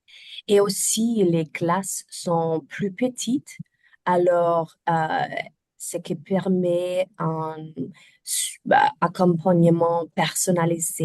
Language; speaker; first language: French; non-native, learner; German